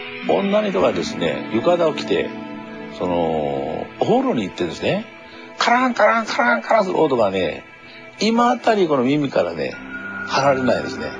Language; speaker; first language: Japanese; non-native, fluent; Korean